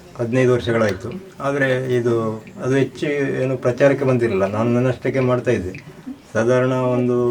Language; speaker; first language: Kannada; non-native, local second language; Malayalam